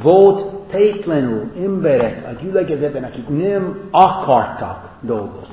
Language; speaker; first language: Hungarian; non-native, fluent; English